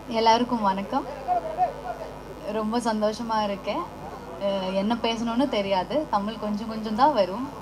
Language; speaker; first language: Tamil; non-native, learner; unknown